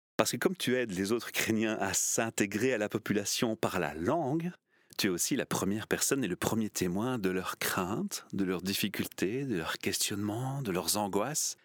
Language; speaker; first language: French; native; French